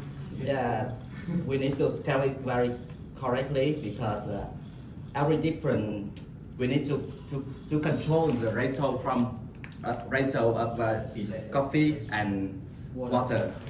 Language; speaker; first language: English; non-native, learner; Vietnamese